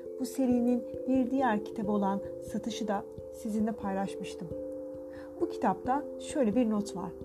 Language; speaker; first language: Turkish; native; Turkish